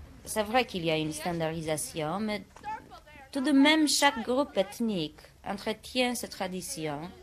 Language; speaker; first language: French; non-native, fluent; Polish